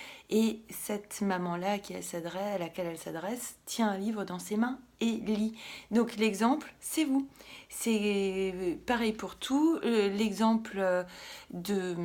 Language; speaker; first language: French; native; French